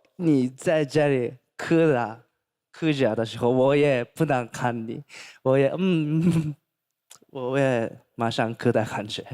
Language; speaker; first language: Chinese; non-native, fluent; Thai